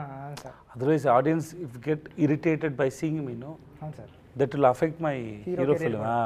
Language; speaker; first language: Telugu; non-native, learner; Tamil